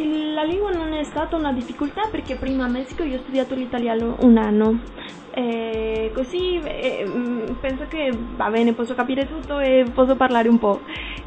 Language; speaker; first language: Italian; non-native, learner; Spanish